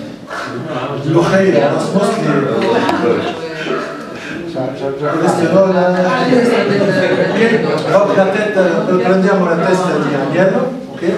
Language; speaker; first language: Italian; non-native, learner; Arabic